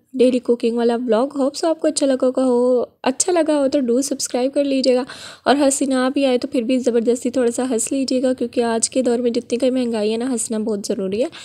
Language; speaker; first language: Urdu; non-native, local second language; Punjabi